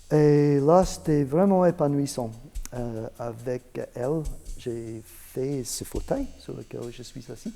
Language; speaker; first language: French; non-native, fluent; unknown